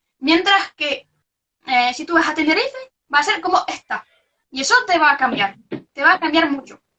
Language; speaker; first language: Spanish; non-native, fluent; French